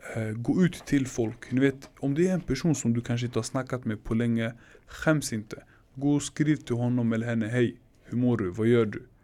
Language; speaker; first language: Swedish; early bilingual, other home language; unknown